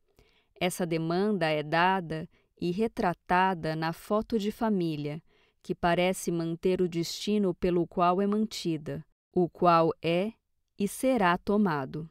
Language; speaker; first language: Portuguese; native; Portuguese